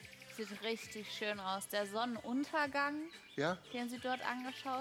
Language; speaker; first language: German; native; German